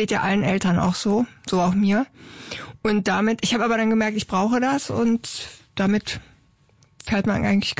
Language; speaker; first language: German; native; German